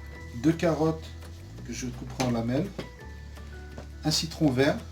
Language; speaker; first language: French; native; French